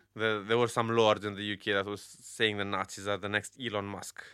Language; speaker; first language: English; non-native, fluent; Romanian